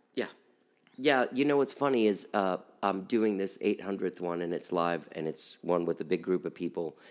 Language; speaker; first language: English; native; English